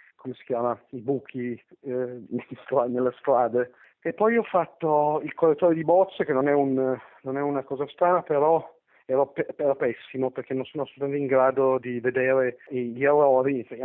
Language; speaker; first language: Italian; native; Italian